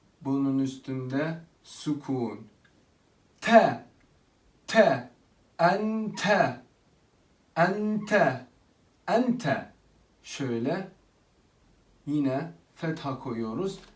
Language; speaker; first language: Turkish; non-native, fluent; Arabic